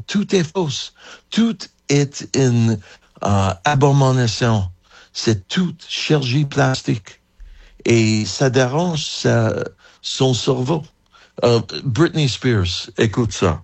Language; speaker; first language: French; non-native, learner; English